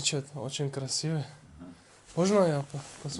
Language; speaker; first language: Russian; non-native, learner; French